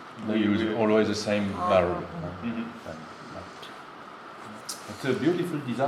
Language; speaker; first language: English; non-native, fluent; French